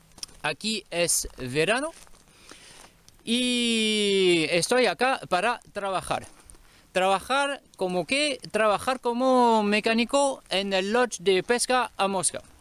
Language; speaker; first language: Spanish; non-native, learner; French